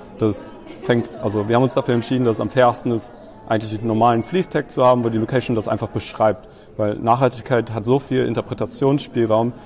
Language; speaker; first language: German; native; German